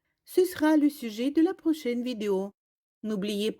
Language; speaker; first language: French; non-native, fluent; Russian